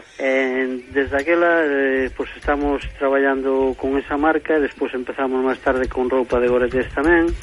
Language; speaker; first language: Galician; native; Galician